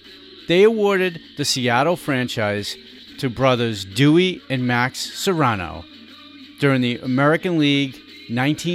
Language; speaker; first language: English; native; English